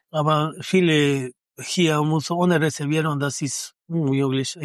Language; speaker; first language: German; non-native, learner; Spanish